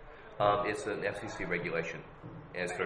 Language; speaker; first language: English; native; English